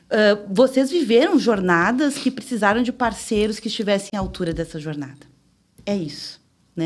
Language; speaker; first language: Portuguese; native; Portuguese